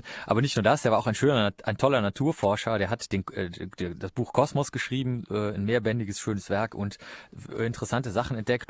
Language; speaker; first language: German; native; German